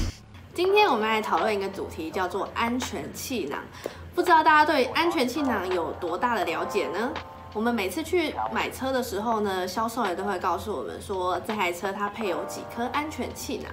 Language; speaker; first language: Chinese; native; Chinese